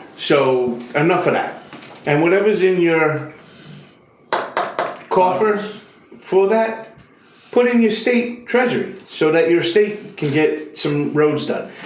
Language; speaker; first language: English; native; English